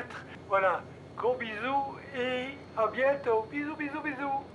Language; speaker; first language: French; native; French